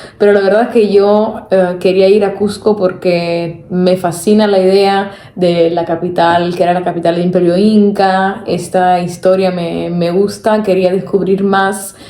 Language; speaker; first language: Spanish; non-native, fluent; Italian